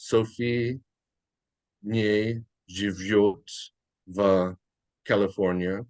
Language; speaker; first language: Russian; non-native, learner; English